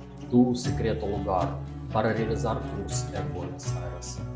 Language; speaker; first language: Spanish; non-native, learner; Russian